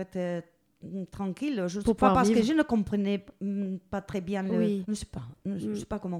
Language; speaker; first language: French; non-native, learner; Spanish